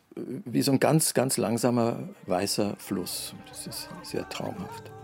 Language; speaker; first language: German; native; German